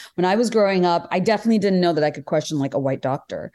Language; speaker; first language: English; non-native, local second language; Bangla